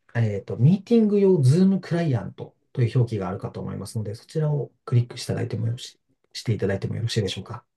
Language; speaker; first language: Japanese; native; Japanese